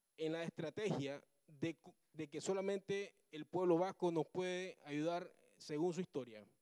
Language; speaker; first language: Spanish; native; Spanish